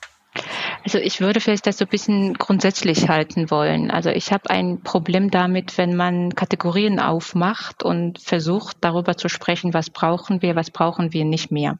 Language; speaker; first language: German; non-native, fluent; Georgian